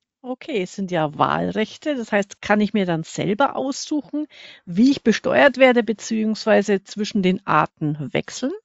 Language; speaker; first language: German; native; German